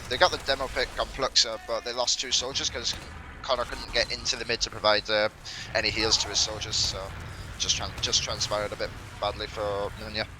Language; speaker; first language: English; native; English